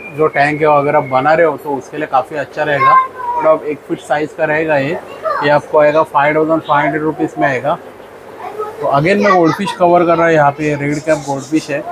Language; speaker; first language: Hindi; non-native, local second language; Marathi